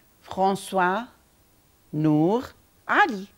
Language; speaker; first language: French; non-native, fluent; Arabic